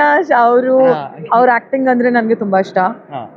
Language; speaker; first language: Kannada; non-native, learner; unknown